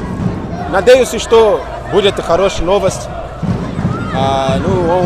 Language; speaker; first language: Russian; non-native, learner; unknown